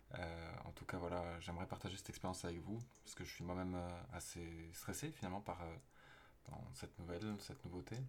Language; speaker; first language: French; native; French